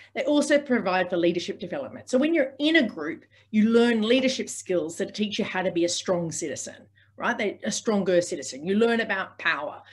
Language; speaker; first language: English; native; English